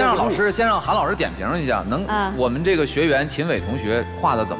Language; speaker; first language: Chinese; native; Chinese